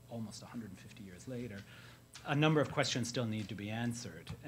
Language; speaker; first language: English; native; English